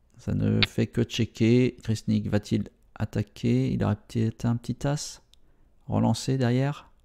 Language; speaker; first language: French; native; French